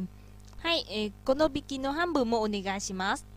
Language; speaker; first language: Japanese; non-native, learner; Vietnamese